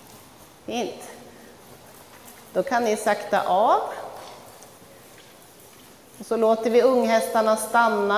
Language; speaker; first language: Swedish; native; Swedish